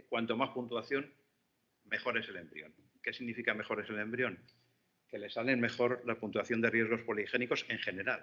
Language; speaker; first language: Spanish; native; Spanish